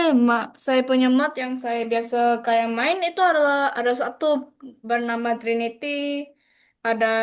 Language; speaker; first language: Indonesian; non-native, learner; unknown